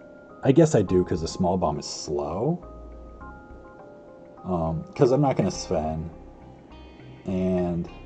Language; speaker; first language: English; native; English